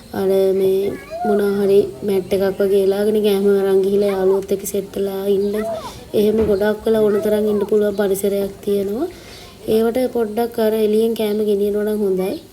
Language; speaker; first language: Sinhala; non-native, local second language; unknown